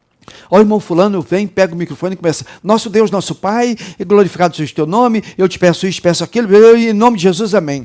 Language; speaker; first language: Portuguese; native; Portuguese